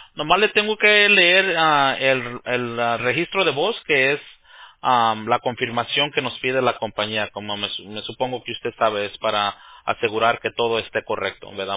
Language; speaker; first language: Spanish; early bilingual, heritage; Spanish